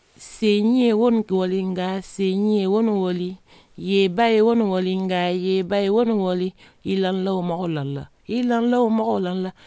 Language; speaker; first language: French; non-native, local second language; Susu